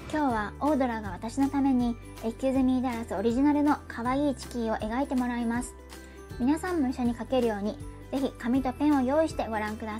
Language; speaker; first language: Japanese; native; Japanese